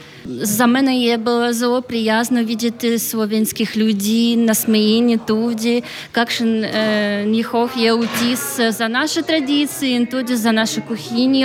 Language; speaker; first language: Slovenian; non-native, learner; Ukrainian